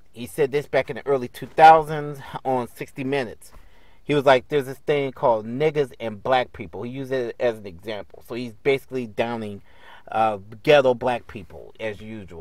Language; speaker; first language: English; native; English